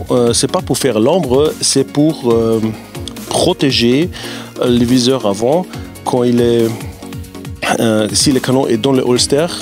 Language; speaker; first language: French; non-native, fluent; German